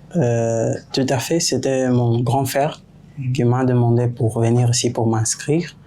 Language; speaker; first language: French; non-native, learner; Portuguese